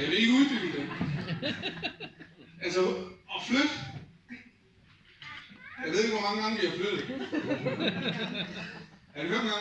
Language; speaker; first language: Danish; early bilingual, other home language; Vietnamese